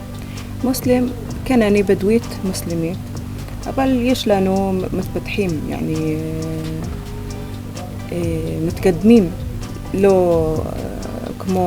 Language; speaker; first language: Hebrew; non-native, local second language; Arabic